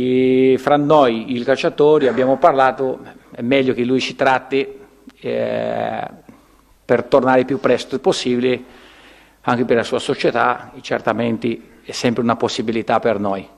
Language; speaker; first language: Italian; non-native, fluent; Portuguese